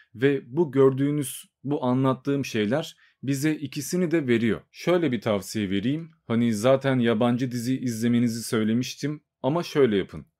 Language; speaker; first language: Turkish; native; Turkish